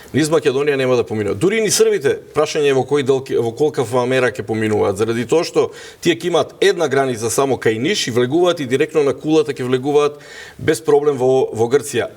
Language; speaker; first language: Macedonian; native; Macedonian